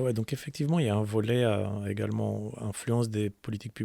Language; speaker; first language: French; native; French